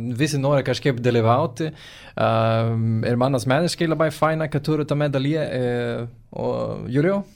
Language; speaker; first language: Lithuanian; non-native, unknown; Swedish